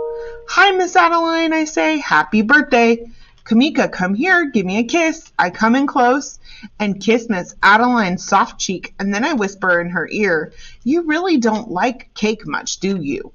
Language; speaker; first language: English; native; English